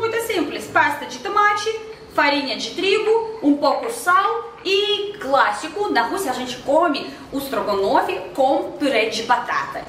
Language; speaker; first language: Portuguese; non-native, fluent; Russian